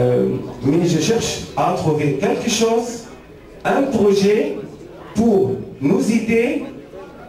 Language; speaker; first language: French; non-native, fluent; Arabic